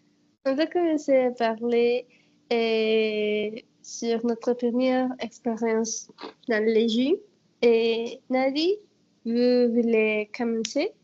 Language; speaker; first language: French; non-native, learner; Spanish